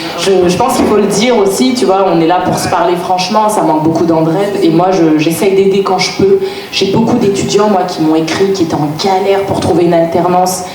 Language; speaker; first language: French; native; French